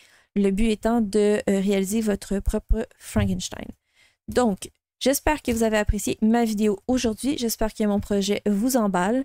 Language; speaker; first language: French; native; French